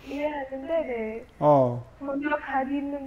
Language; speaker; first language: Korean; non-native, learner; Indonesian